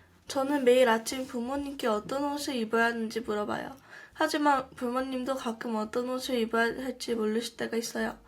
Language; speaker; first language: Korean; early bilingual, heritage; Korean